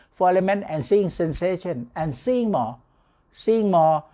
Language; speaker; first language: English; non-native, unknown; Thai